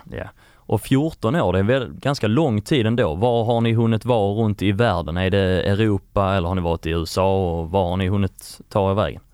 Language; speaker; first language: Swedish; native; Swedish